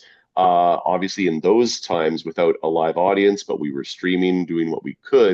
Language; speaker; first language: English; native; English